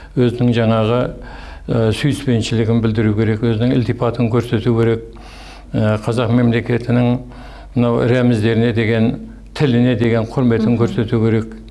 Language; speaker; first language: Kazakh; non-native, local second language; Turkish